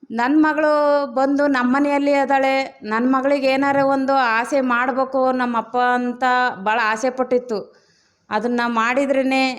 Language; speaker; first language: Kannada; native; Kannada